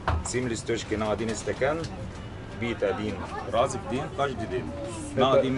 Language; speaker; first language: Russian; non-native, learner; Arabic